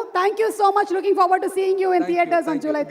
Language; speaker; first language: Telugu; native; Telugu